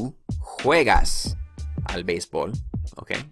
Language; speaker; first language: Spanish; early bilingual, heritage; Spanish